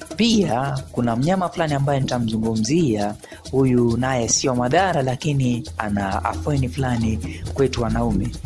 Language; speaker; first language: Swahili; non-native, local second language; Luyia